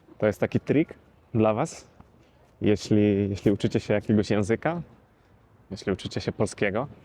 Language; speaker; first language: Polish; native; Polish